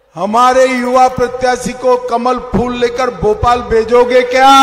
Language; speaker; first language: Hindi; non-native, local second language; Gujarati